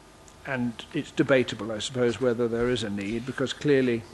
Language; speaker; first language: English; native; English